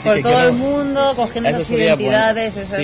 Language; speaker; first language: Spanish; native; Spanish